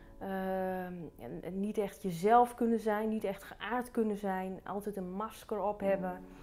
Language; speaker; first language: Dutch; early bilingual, other home language; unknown